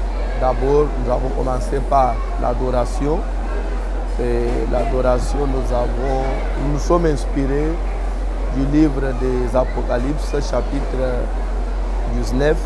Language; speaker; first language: French; non-native, local second language; Lingala